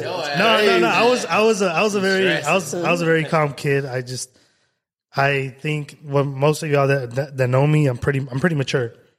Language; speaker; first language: English; early bilingual, other home language; Spanish